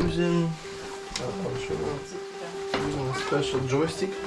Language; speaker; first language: English; non-native, learner; Russian